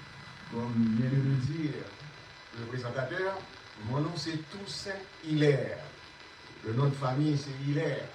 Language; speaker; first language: French; non-native, local second language; Haitian Creole